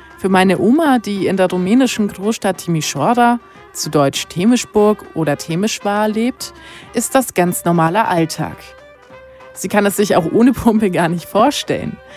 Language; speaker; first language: German; early bilingual, other home language; Romanian